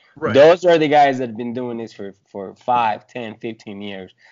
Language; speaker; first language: English; early bilingual, other home language; Spanish